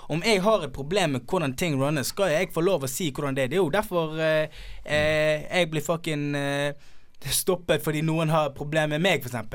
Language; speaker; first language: Norwegian; early bilingual, other home language; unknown